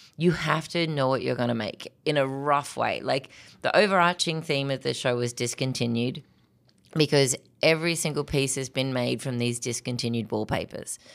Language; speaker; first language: English; native; English